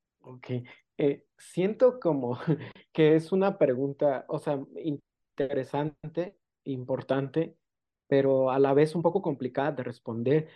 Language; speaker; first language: Spanish; non-native, local second language; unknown